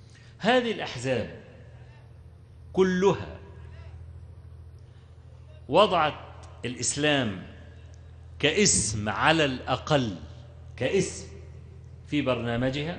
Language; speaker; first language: Arabic; native; Arabic